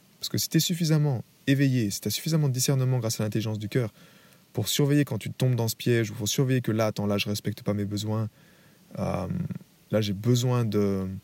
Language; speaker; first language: French; native; French